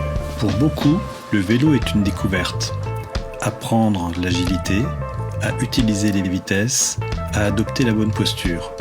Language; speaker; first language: French; native; French